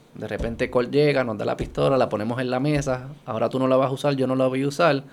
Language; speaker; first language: Spanish; native; Spanish